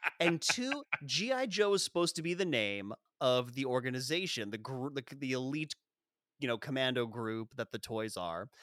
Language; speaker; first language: English; native; English